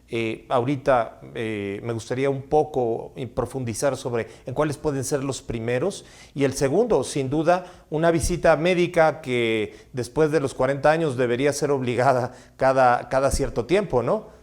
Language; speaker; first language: Spanish; native; Spanish